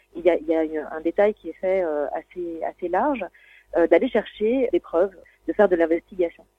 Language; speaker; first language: French; native; French